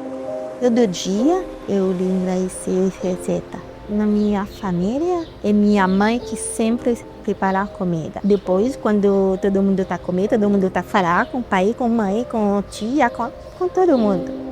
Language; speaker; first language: Portuguese; non-native, learner; Haitian Creole